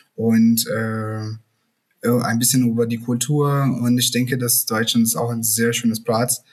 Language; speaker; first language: German; non-native, fluent; Portuguese